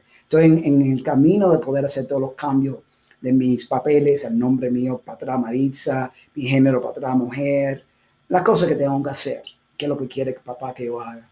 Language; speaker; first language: Spanish; early bilingual, heritage; Spanish